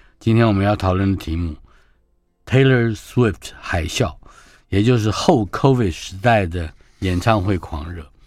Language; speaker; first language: Chinese; native; Chinese